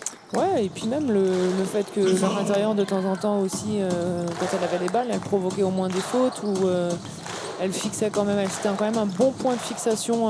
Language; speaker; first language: French; native; French